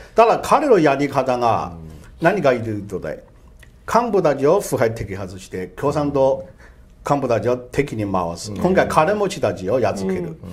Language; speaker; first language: Japanese; non-native, fluent; Chinese